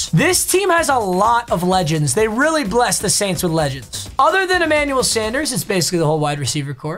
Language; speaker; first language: English; native; English